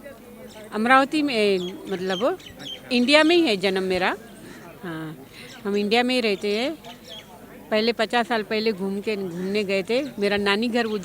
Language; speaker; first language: Hindi; non-native, local second language; Sindhi